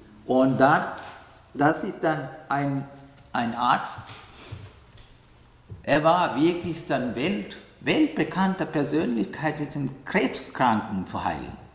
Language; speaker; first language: German; non-native, learner; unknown